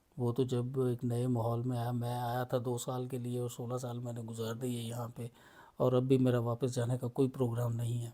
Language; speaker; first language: Urdu; non-native, local second language; Punjabi